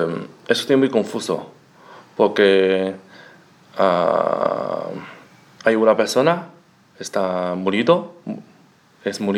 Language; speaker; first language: Spanish; non-native, learner; Chinese